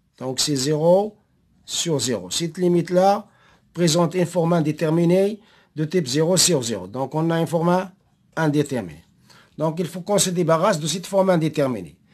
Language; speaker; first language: French; non-native, local second language; Arabic